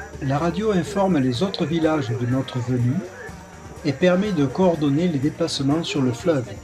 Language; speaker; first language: French; native; French